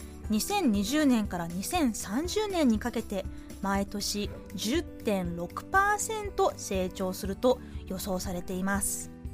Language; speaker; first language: Japanese; native; Japanese